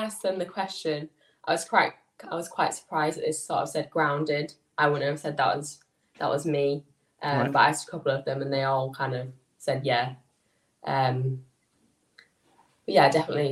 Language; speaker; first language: English; native; English